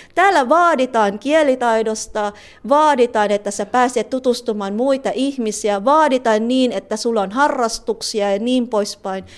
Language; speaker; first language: Finnish; non-native, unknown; Filipino